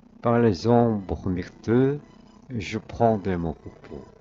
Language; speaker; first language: French; non-native, fluent; Korean